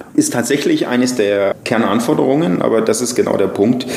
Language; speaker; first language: German; native; German